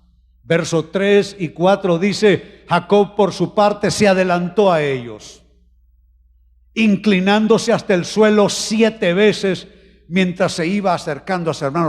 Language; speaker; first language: Spanish; native; Spanish